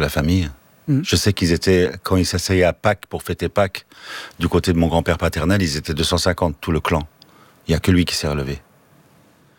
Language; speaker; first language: French; early bilingual, other home language; Armenian